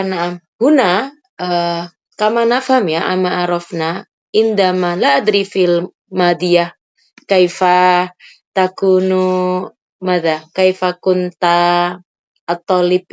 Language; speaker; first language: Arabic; non-native, fluent; Indonesian